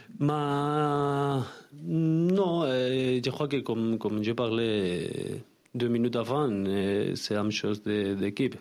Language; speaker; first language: French; non-native, learner; Spanish